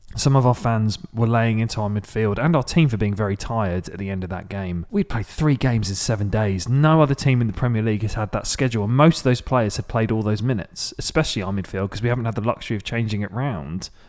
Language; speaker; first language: English; native; English